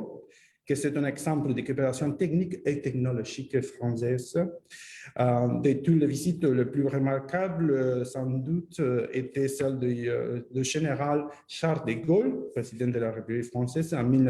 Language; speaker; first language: French; non-native, fluent; Spanish